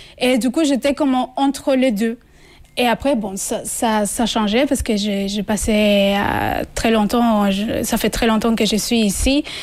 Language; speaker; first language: French; non-native, fluent; Spanish